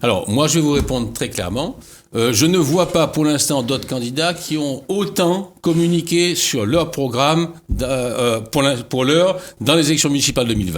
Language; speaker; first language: French; native; French